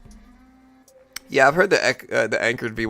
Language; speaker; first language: English; native; English